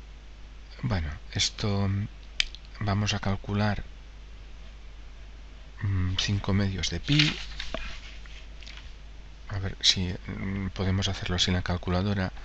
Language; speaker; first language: Spanish; native; Spanish